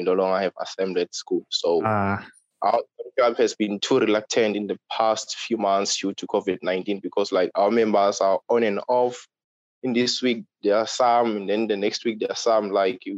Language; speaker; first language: English; non-native, local second language; Swati